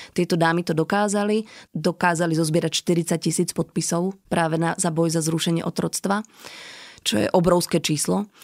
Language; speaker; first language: Slovak; native; Slovak